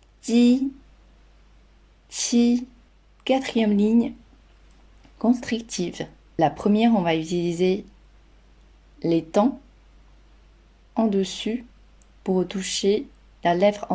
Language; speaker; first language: French; non-native, fluent; Chinese